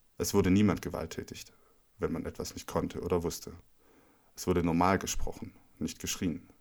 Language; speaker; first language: German; native; German